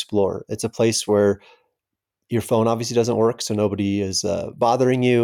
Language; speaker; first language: English; native; English